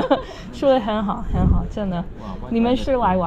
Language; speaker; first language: Chinese; non-native, fluent; English